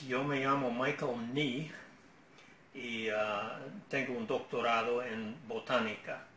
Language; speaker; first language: Spanish; non-native, fluent; English